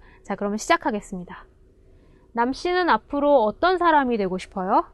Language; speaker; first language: Korean; native; Korean